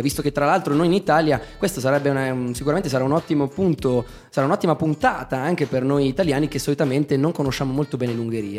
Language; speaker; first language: Italian; native; Italian